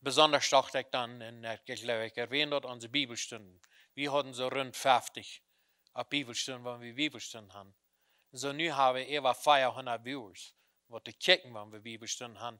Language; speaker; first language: German; non-native, learner; Plautdietsch